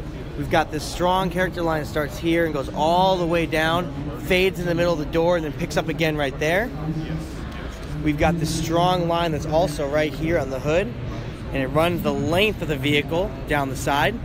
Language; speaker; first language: English; native; English